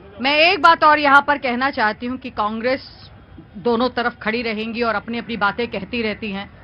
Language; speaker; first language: Hindi; native; Hindi